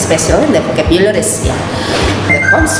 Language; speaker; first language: English; non-native, learner; Indonesian